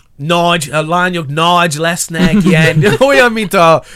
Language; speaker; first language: Hungarian; non-native, fluent; English